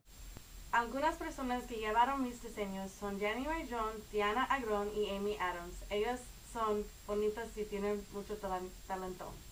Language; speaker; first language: Spanish; non-native, learner; English